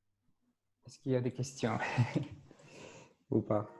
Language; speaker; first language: French; non-native, fluent; Russian